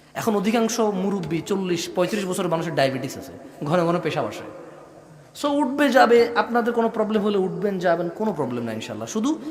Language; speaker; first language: Bangla; early bilingual, heritage; Bangla